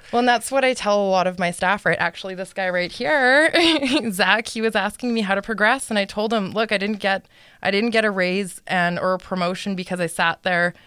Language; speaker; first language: English; native; English